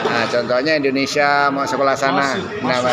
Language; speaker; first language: Indonesian; native; Indonesian